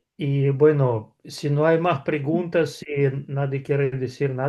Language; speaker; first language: Spanish; non-native, fluent; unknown